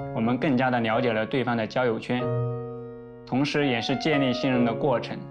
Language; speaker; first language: Chinese; native; Chinese